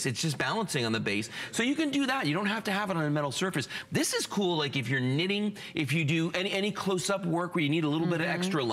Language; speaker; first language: English; native; English